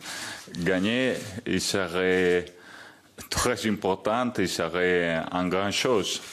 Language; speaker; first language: French; non-native, learner; Italian